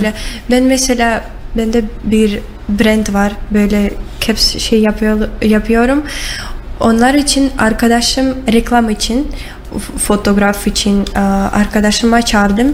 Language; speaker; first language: Turkish; non-native, learner; Russian